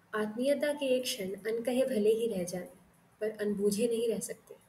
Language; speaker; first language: Hindi; non-native, local second language; Marathi